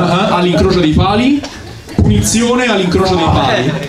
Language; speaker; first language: Italian; native; Italian